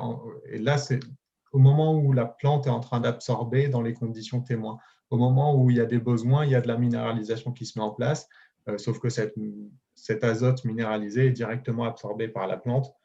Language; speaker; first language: French; native; French